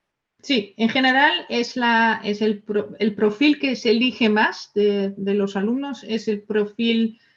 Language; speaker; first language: Spanish; non-native, fluent; Dutch